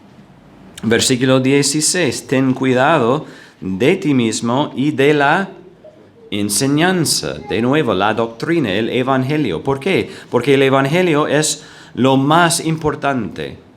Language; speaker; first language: Spanish; non-native, fluent; English